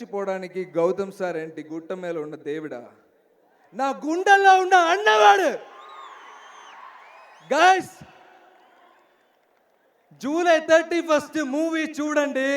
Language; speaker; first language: Telugu; non-native, learner; Malayalam